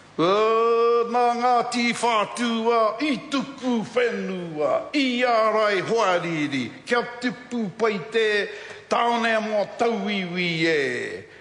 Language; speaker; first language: Māori; non-native, local second language; English